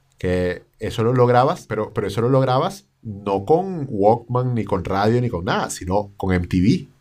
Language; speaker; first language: Spanish; native; Spanish